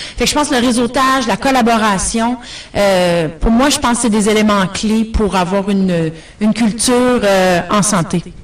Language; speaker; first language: French; native; French